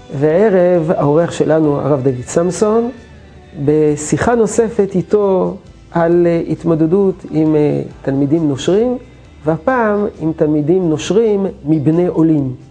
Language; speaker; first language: Hebrew; non-native, fluent; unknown